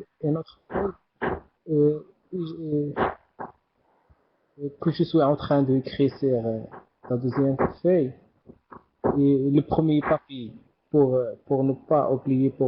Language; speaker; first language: French; non-native, learner; Arabic